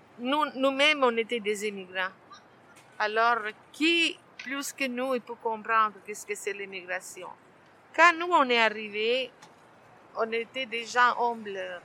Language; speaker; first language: French; non-native, fluent; Italian